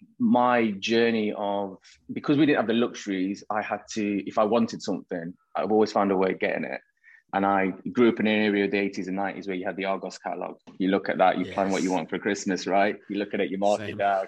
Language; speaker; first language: English; native; English